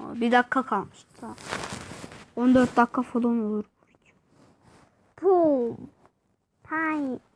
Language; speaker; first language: Turkish; native; Turkish